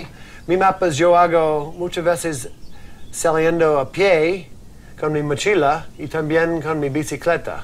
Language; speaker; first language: Spanish; non-native, learner; English